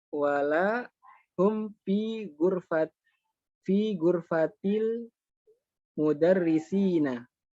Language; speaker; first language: Arabic; non-native, learner; Indonesian